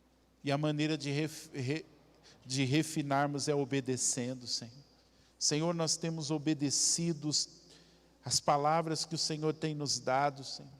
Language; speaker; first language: Portuguese; native; Portuguese